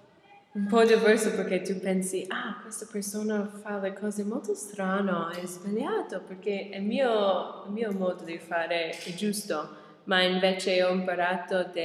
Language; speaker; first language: Italian; non-native, learner; English